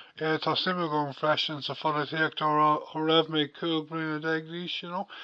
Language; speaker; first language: Irish; non-native, local second language; English